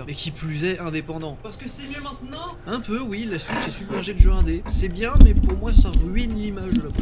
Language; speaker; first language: French; native; French